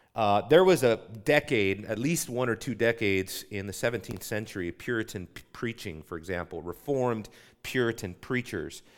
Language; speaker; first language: English; native; English